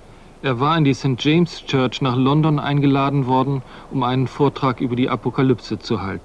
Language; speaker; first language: German; native; German